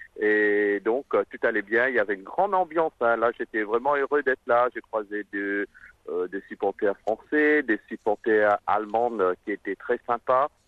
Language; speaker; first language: French; non-native, local second language; Morisyen